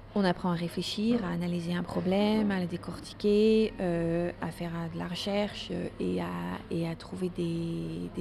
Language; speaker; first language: French; non-native, fluent; Dutch